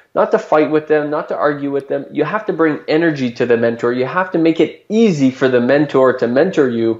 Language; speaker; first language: English; native; English